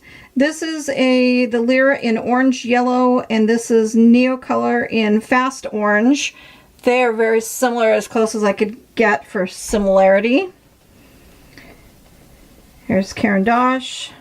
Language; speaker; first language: English; native; English